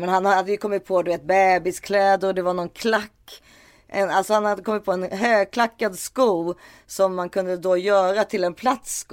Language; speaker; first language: Swedish; native; Swedish